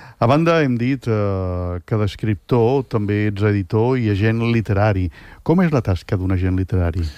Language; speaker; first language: Catalan; native; Catalan